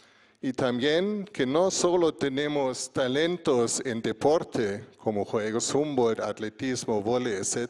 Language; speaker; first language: Spanish; non-native, fluent; German